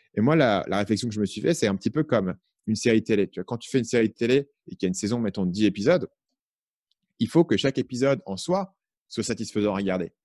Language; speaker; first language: French; native; French